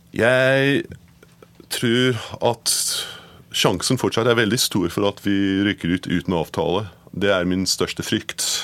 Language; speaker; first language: Norwegian; non-native, fluent; English